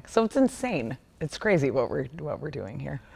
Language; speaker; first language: English; native; English